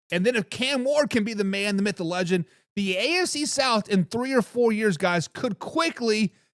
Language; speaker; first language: English; native; English